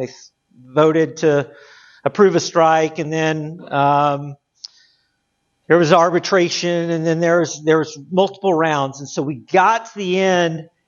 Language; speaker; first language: English; native; English